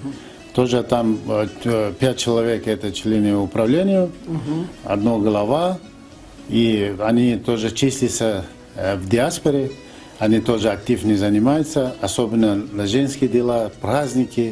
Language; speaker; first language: Russian; non-native, fluent; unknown